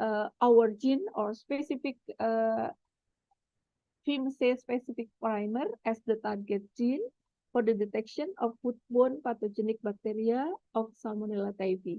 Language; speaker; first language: English; non-native, fluent; Indonesian